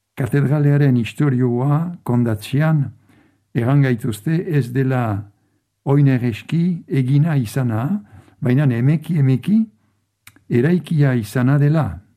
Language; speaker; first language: Basque; native; Basque